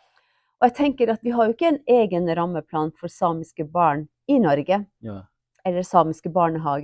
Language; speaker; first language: Norwegian; non-native, local second language; Northern Sami